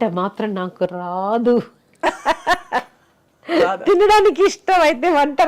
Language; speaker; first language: Telugu; non-native, local second language; Malayalam